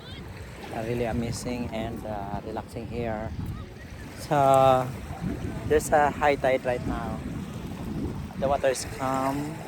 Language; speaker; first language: English; non-native, local second language; Hiligaynon